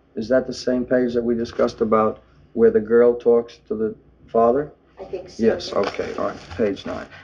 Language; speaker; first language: English; native; English